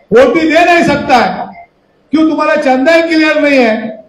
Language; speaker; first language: Hindi; non-native, local second language; Marathi